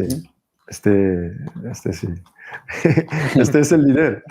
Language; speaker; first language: Spanish; non-native, fluent; French